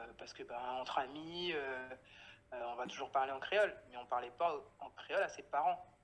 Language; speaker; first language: French; native; French